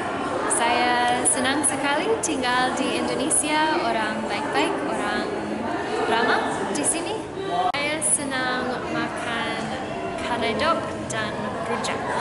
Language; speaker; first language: Indonesian; non-native, learner; English